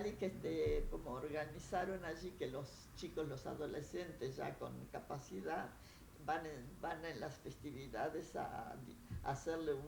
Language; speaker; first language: Spanish; early bilingual, other home language; Yiddish